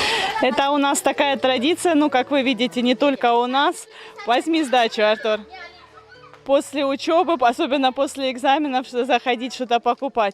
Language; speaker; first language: Russian; native; Russian